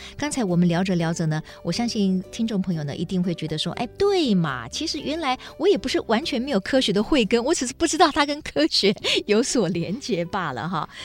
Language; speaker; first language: Chinese; non-native, local second language; Min Nan Chinese